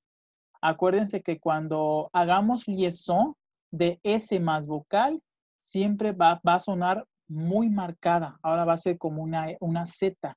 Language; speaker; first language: Spanish; native; Spanish